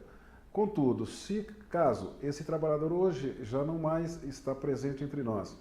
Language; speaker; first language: Portuguese; native; Portuguese